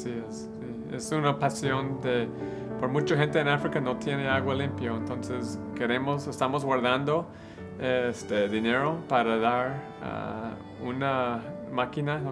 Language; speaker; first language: Spanish; non-native, learner; English